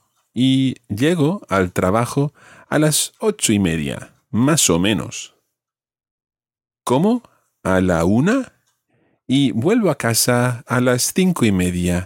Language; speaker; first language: Spanish; non-native, fluent; English